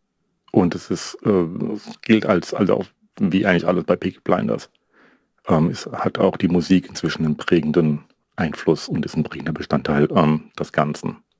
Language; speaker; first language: German; native; German